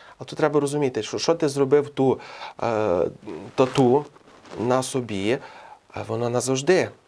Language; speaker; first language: Ukrainian; native; Ukrainian